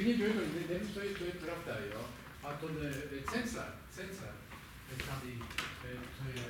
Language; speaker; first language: Czech; non-native, learner; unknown